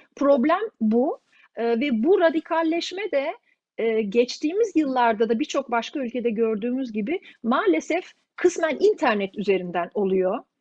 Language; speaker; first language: Turkish; native; Turkish